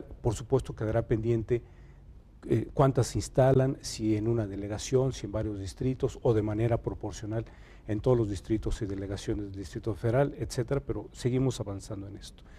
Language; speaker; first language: Spanish; native; Spanish